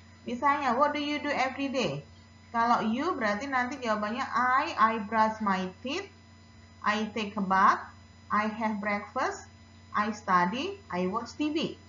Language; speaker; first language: English; non-native, fluent; Indonesian